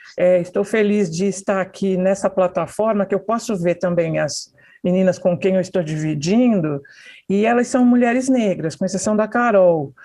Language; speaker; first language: Portuguese; native; Portuguese